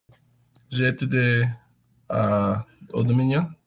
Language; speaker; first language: French; non-native, learner; English